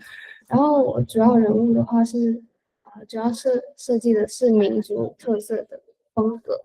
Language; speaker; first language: Chinese; native; Chinese